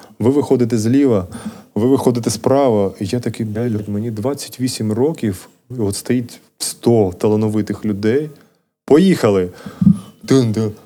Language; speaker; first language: Ukrainian; native; Ukrainian